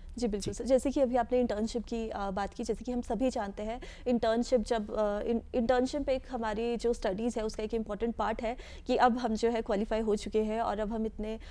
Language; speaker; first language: Hindi; native; Hindi